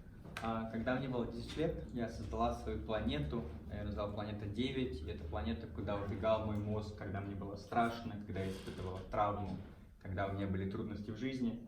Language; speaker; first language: Russian; native; Russian